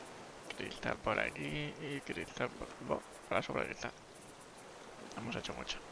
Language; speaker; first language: Spanish; native; Spanish